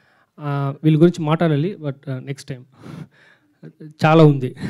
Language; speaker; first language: Telugu; non-native, fluent; Tamil